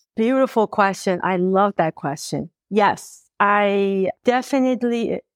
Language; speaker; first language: English; early bilingual, other home language; Persian